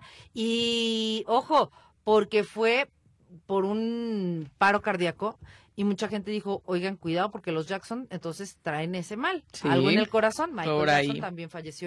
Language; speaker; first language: Spanish; native; Spanish